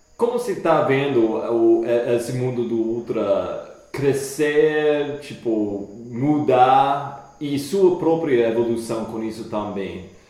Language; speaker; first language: Portuguese; non-native, fluent; English